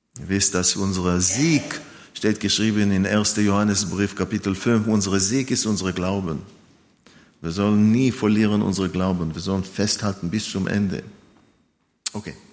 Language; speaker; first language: German; non-native, fluent; Hebrew